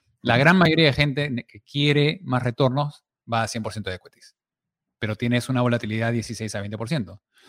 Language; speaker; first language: Spanish; early bilingual, heritage; Spanish